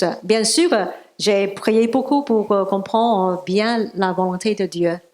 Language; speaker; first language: French; non-native, learner; Cantonese